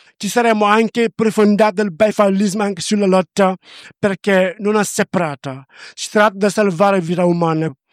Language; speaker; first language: Italian; non-native, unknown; Wolof